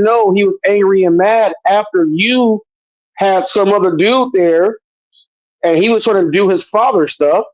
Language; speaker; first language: English; native; English